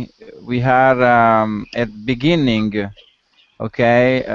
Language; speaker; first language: English; non-native, learner; Italian